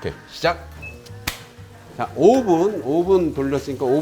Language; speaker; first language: Korean; native; Korean